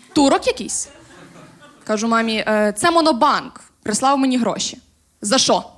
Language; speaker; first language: Ukrainian; native; Ukrainian